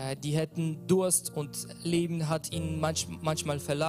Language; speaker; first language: German; non-native, learner; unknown